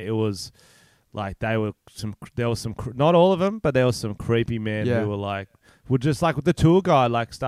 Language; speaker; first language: English; native; English